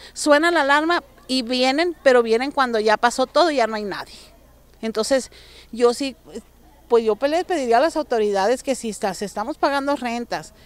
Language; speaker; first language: Spanish; native; Spanish